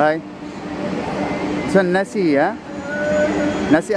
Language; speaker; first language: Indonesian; non-native, learner; Arabic